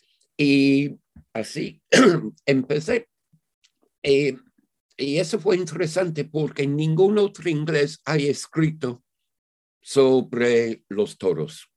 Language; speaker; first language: Spanish; non-native, fluent; English